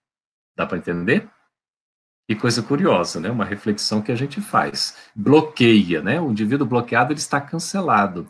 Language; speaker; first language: Portuguese; native; Portuguese